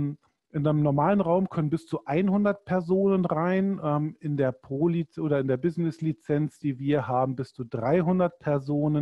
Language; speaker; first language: German; native; German